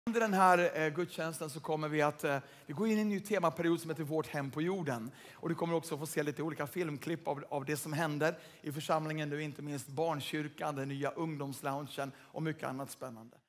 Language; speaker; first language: Swedish; native; Swedish